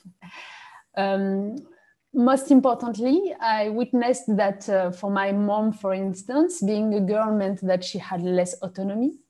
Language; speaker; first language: English; non-native, fluent; French